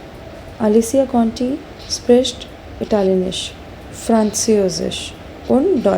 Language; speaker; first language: German; non-native, learner; Hindi